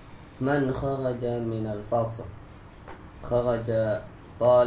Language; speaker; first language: Arabic; non-native, learner; Indonesian